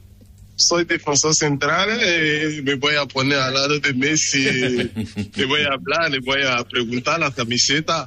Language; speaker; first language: Spanish; non-native, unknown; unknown